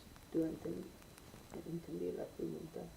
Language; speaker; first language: Spanish; non-native, learner; English